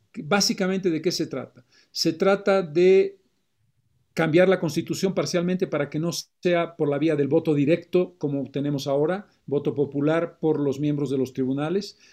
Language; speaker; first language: Spanish; native; Spanish